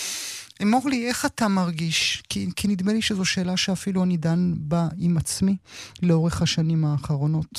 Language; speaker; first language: Hebrew; native; Hebrew